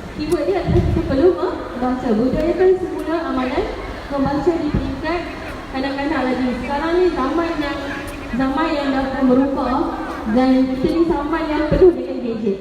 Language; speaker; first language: Malay; native; Malay